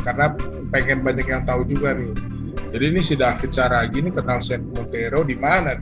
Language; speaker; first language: Indonesian; native; Indonesian